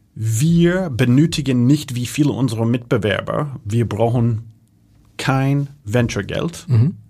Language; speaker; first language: German; non-native, fluent; English